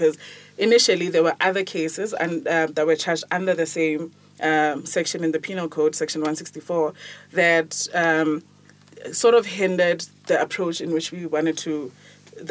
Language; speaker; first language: English; non-native, local second language; Tswana